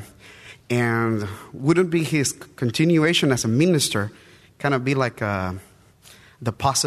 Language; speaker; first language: English; non-native, fluent; Spanish